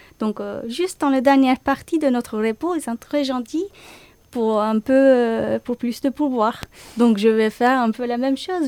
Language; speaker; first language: French; non-native, fluent; Turkish